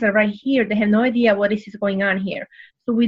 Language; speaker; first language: English; non-native, fluent; Serbian